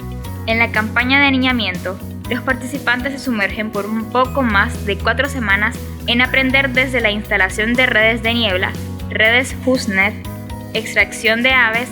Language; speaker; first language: Spanish; native; Spanish